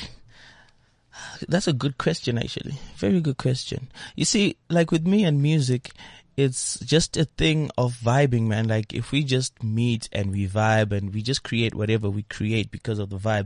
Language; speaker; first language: English; non-native, local second language; Shona